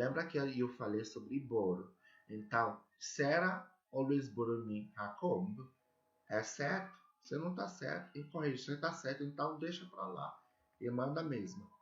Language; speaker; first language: Portuguese; non-native, learner; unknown